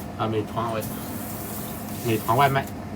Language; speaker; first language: French; non-native, local second language; Chinese